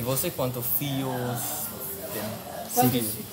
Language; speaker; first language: Portuguese; non-native, learner; French